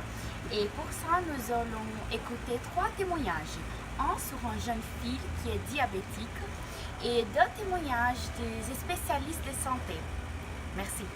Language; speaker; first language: French; non-native, learner; Portuguese